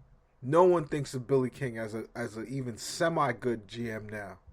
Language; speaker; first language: English; native; English